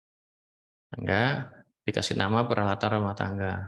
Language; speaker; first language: Indonesian; native; Indonesian